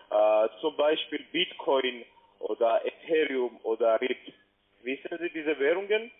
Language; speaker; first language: German; non-native, learner; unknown